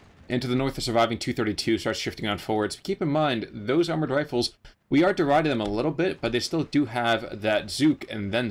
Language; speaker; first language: English; native; English